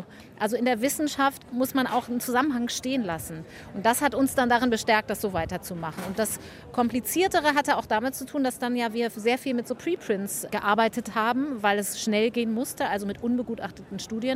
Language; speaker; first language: German; native; German